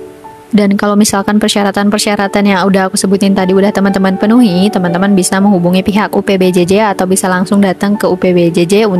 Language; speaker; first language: Indonesian; native; Indonesian